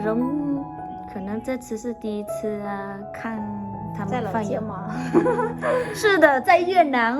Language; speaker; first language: Chinese; non-native, learner; Vietnamese